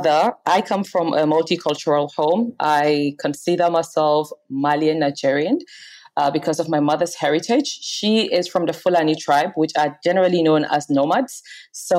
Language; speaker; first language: English; non-native, local second language; Hausa